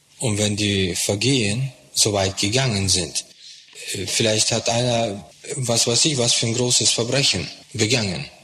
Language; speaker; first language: German; non-native, fluent; Russian